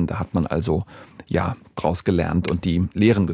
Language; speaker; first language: German; native; German